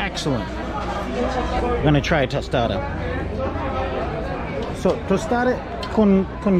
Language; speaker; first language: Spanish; non-native, learner; English